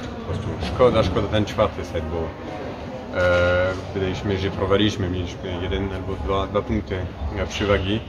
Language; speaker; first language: Polish; non-native, fluent; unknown